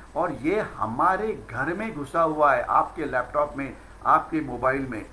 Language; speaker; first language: Hindi; non-native, local second language; Marathi